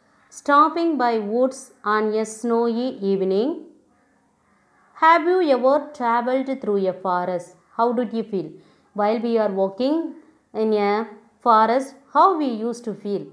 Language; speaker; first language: English; non-native, local second language; Tamil